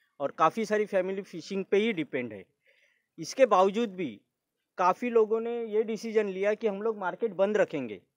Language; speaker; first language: Hindi; non-native, local second language; Marathi